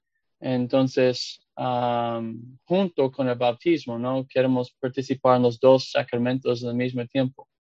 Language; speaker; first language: Spanish; non-native, fluent; English